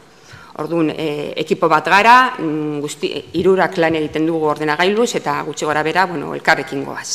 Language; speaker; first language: Basque; non-native, local second language; Spanish